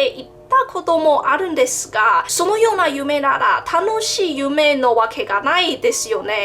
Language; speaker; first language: Japanese; non-native, learner; Min Nan Chinese